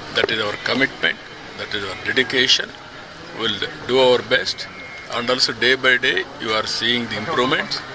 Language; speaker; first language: English; non-native, local second language; Telugu